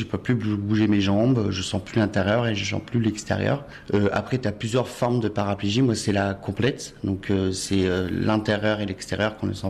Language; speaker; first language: French; early bilingual, other home language; Latvian